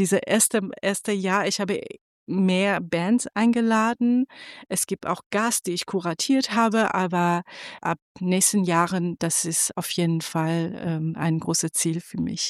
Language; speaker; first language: German; non-native, fluent; Persian